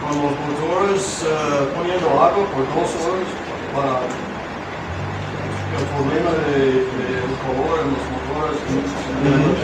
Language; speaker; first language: Spanish; non-native, fluent; English